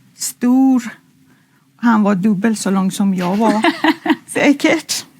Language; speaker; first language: Swedish; non-native, fluent; Persian